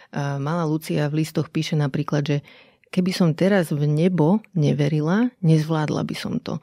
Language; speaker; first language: Slovak; native; Slovak